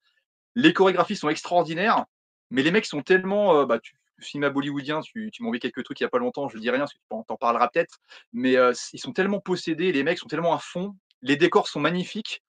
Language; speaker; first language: French; native; French